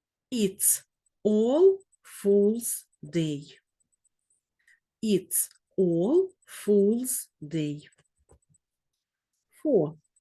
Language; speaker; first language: English; non-native, fluent; Ukrainian